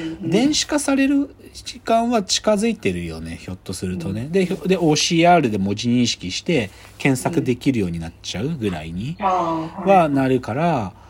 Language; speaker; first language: Japanese; native; Japanese